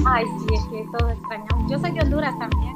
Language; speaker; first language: Spanish; native; Spanish